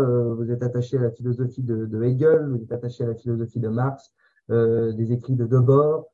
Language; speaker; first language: French; native; French